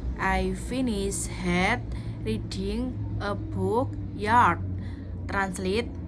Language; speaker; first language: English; non-native, learner; Indonesian